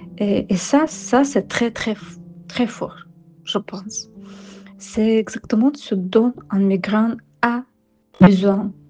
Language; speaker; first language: French; non-native, fluent; Ukrainian